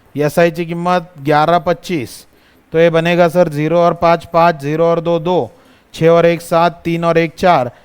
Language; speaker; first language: Hindi; non-native, local second language; Marathi